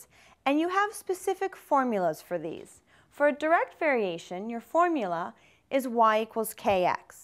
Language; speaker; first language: English; native; English